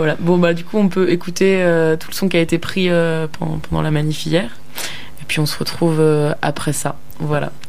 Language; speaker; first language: French; native; French